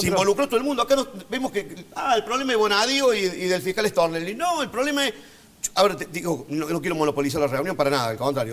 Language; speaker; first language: Spanish; native; Spanish